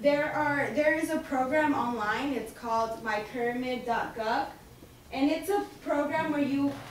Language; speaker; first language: English; native; English